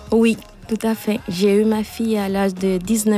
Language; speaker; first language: French; non-native, learner; Spanish